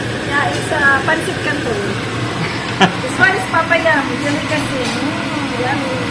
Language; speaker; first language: English; non-native, local second language; Filipino